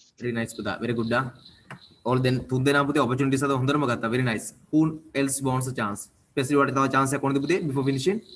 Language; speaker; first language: English; non-native, local second language; Sinhala